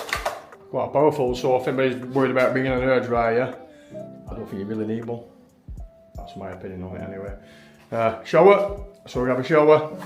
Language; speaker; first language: English; native; English